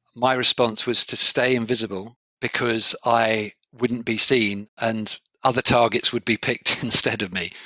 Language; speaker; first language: English; native; English